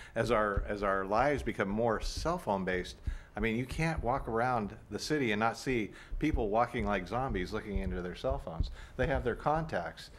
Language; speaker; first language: English; native; English